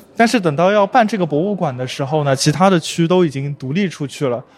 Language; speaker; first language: Chinese; native; Chinese